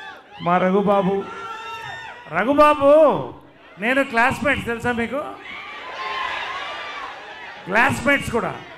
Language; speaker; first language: Telugu; native; Telugu